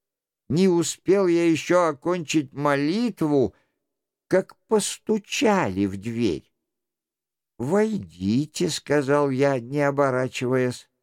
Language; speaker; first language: Russian; native; Russian